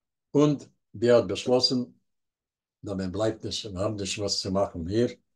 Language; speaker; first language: German; non-native, learner; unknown